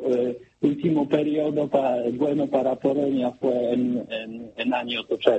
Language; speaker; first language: Spanish; non-native, learner; Polish